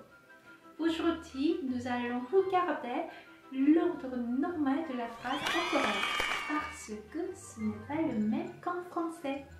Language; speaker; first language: French; non-native, fluent; Korean